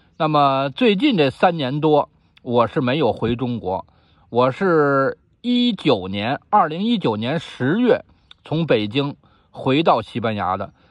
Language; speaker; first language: Chinese; native; Chinese